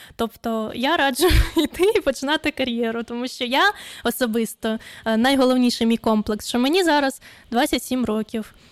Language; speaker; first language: Ukrainian; non-native, local second language; Russian